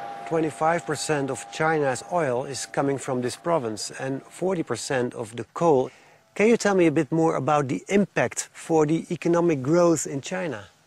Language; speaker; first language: English; non-native, fluent; Dutch